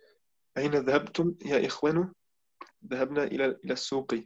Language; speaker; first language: Arabic; non-native, learner; German